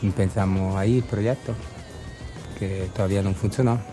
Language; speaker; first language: Spanish; non-native, learner; Italian